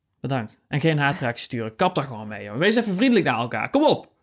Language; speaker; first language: Dutch; native; Dutch